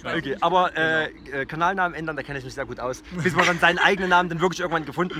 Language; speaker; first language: German; native; German